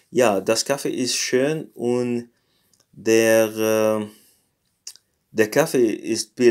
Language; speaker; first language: German; non-native, learner; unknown